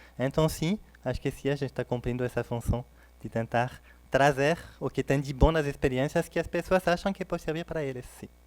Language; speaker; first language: Portuguese; non-native, fluent; French